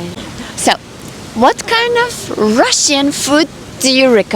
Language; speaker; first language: English; non-native, fluent; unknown